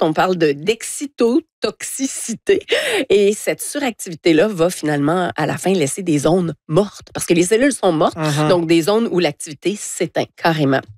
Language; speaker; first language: French; native; French